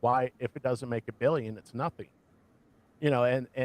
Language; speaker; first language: English; native; English